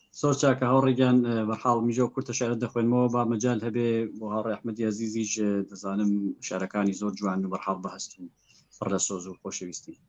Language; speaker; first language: Central Kurdish; non-native, local second language; Gurani